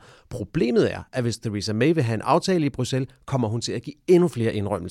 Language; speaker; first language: Danish; native; Danish